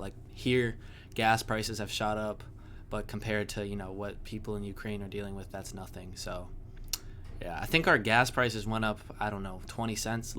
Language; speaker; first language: English; native; English